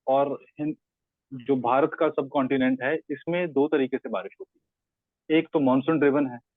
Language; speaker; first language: Hindi; non-native, local second language; Punjabi